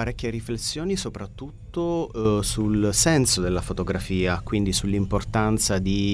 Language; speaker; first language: Italian; native; Italian